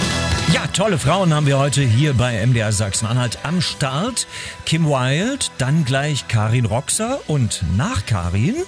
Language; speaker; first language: German; native; German